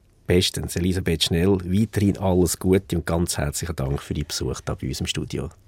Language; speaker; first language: German; native; German